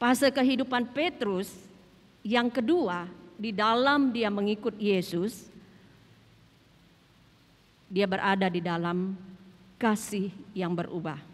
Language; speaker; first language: Indonesian; native; Indonesian